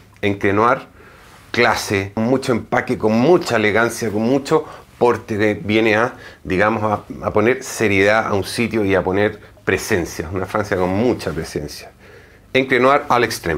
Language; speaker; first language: Spanish; native; Spanish